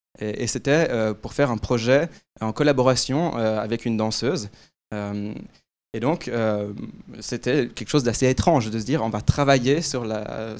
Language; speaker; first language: French; native; French